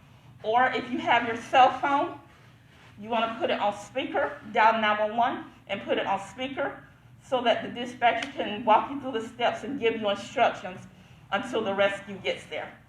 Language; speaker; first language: English; native; English